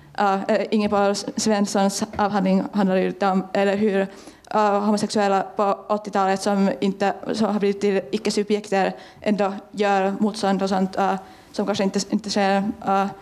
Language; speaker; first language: Swedish; non-native, fluent; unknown